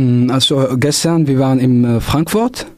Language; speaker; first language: German; non-native, local second language; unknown